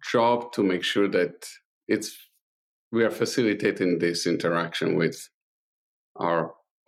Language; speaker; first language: English; non-native, fluent; Italian